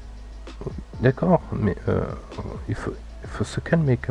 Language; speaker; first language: French; native; French